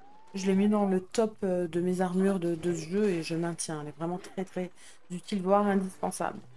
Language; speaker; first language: French; native; French